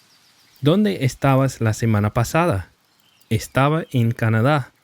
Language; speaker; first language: Spanish; non-native, fluent; English